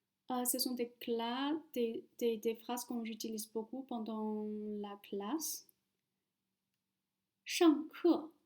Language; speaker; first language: French; non-native, fluent; Chinese